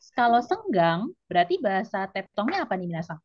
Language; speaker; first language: Indonesian; native; Indonesian